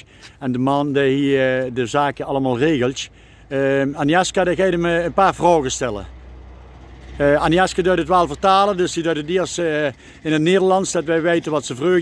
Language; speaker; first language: Dutch; native; Dutch